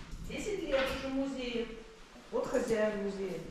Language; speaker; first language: Russian; native; Russian